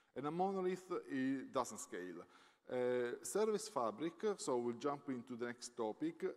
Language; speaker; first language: English; non-native, fluent; Italian